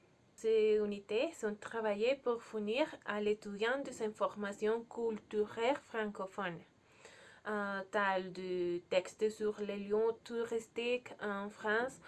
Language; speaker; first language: French; non-native, learner; Spanish